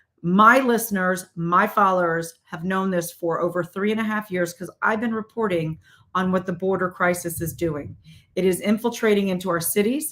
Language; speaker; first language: English; native; English